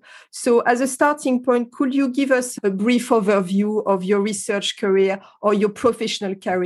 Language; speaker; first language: English; non-native, fluent; French